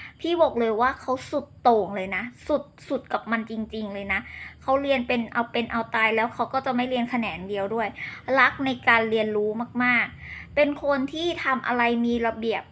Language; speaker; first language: Thai; native; Thai